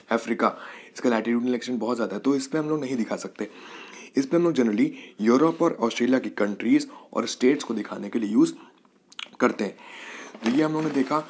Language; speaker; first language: Hindi; native; Hindi